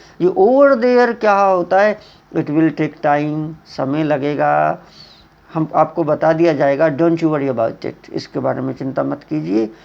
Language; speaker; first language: Hindi; native; Hindi